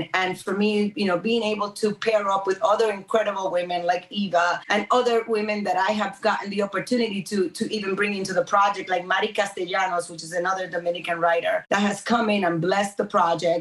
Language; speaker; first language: English; early bilingual, other home language; Spanish